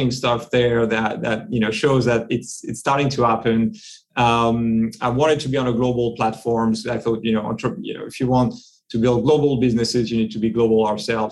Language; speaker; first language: English; non-native, fluent; French